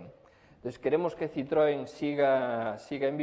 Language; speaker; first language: Spanish; non-native, local second language; Galician